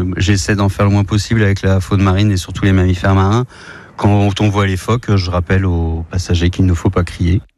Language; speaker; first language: French; native; French